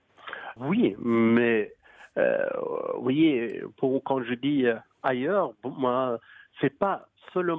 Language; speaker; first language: French; non-native, fluent; Persian